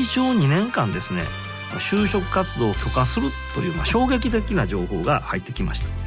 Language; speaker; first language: Japanese; native; Japanese